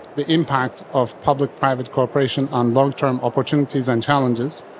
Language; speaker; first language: English; non-native, fluent; Turkish